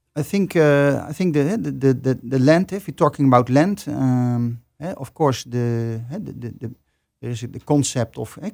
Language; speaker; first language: English; non-native, fluent; Dutch